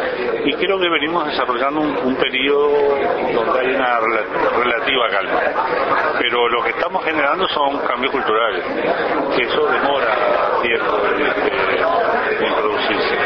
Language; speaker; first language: Spanish; native; Spanish